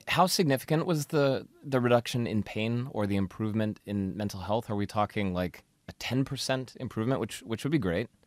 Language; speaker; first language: English; native; English